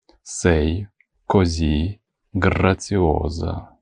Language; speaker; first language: Italian; non-native, fluent; Ukrainian